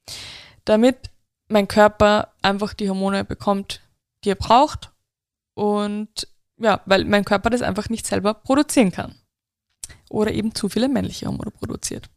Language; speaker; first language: German; native; German